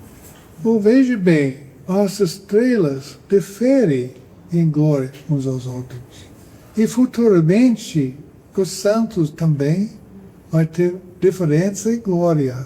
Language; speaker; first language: Portuguese; non-native, fluent; English